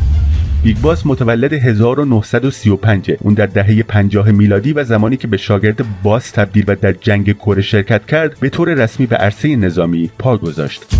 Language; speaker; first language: Persian; native; Persian